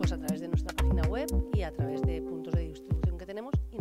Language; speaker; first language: Spanish; native; Spanish